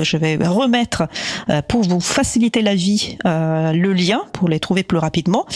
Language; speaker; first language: French; native; French